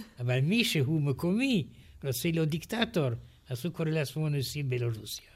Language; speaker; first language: Hebrew; non-native, fluent; Romanian